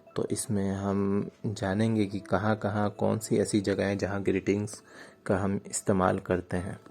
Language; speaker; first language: Hindi; native; Hindi